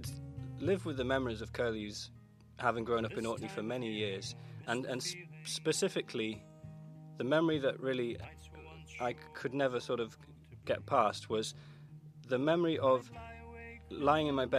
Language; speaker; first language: English; native; English